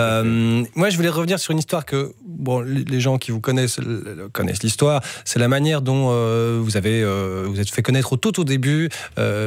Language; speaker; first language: French; native; French